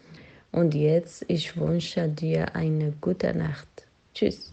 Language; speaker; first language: German; non-native, learner; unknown